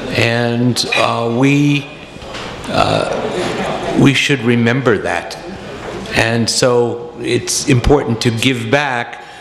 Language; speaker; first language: English; native; English